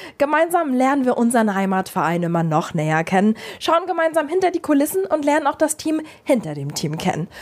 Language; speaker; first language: German; native; German